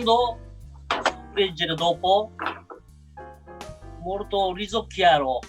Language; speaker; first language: Italian; non-native, learner; Japanese